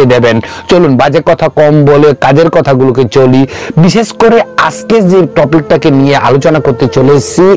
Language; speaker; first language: Bangla; non-native, local second language; Kok Borok